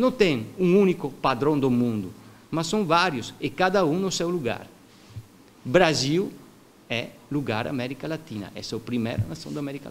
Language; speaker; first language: Portuguese; non-native, fluent; Italian